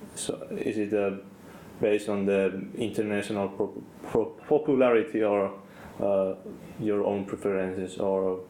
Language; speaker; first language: English; non-native, fluent; Finnish